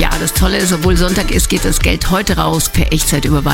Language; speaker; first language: German; native; German